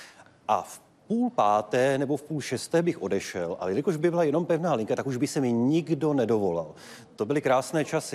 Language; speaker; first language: Czech; native; Czech